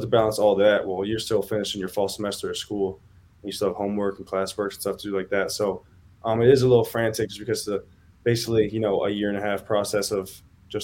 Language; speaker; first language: English; native; English